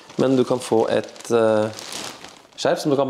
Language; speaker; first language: Norwegian; native; Norwegian